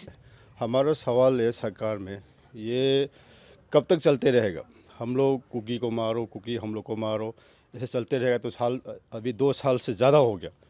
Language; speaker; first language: Hindi; non-native, local second language; Manipuri